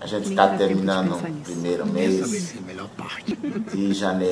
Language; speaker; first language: Portuguese; non-native, learner; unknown